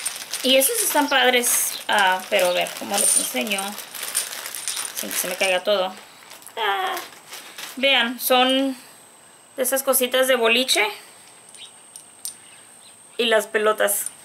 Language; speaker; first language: Spanish; native; Spanish